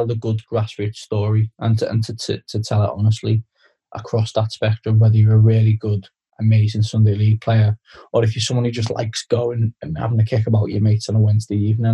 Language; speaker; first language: English; native; English